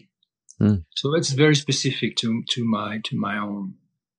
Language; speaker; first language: English; non-native, fluent; French